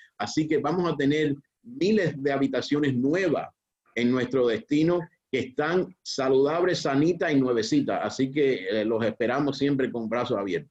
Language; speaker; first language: Spanish; early bilingual, heritage; Spanish